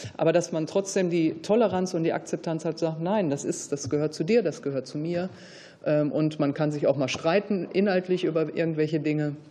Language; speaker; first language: German; native; German